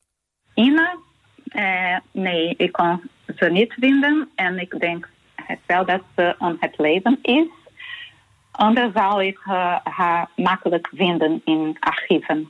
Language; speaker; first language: Dutch; non-native, learner; Portuguese